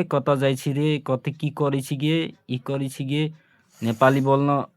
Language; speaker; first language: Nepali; non-native, local second language; Maithili